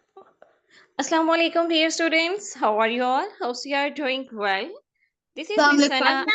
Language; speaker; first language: English; non-native, fluent; Urdu